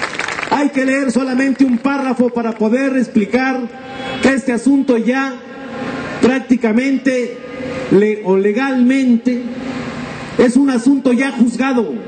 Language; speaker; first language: Spanish; native; Spanish